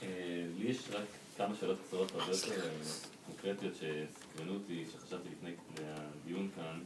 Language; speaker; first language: Hebrew; native; Hebrew